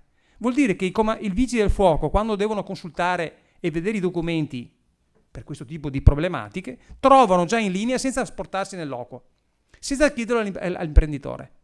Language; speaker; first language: Italian; native; Italian